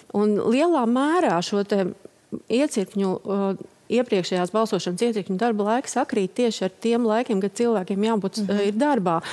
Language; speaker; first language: Latvian; native; Latvian